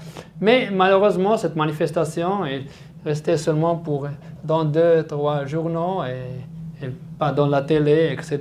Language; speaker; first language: French; non-native, fluent; Arabic